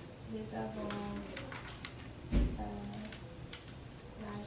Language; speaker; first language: French; non-native, learner; English